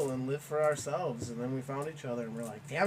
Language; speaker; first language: English; native; English